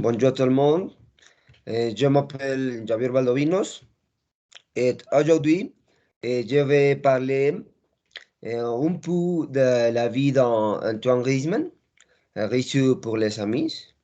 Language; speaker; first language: French; non-native, learner; Spanish